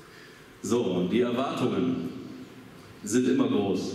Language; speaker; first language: German; native; German